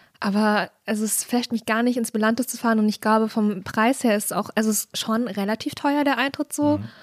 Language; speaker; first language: German; native; German